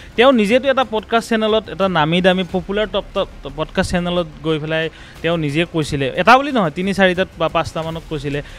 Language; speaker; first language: Assamese; native; Assamese